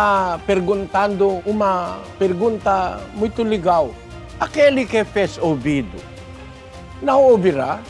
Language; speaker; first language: Portuguese; non-native, learner; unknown